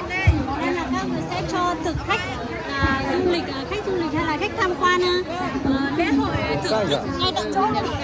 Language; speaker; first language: Vietnamese; non-native, local second language; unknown